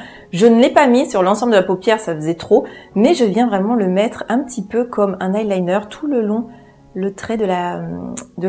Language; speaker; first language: French; native; French